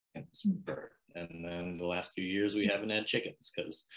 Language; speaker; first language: English; native; English